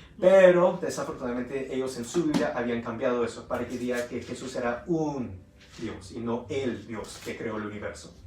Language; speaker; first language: Spanish; early bilingual, heritage; Spanish